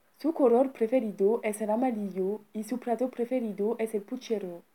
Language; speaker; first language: Spanish; non-native, learner; French